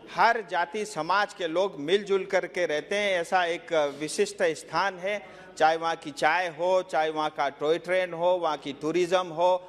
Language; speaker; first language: Hindi; non-native, local second language; Nepali